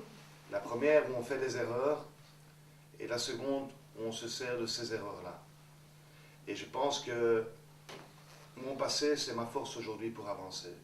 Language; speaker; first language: French; native; French